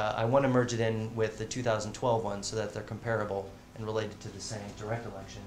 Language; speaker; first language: English; native; English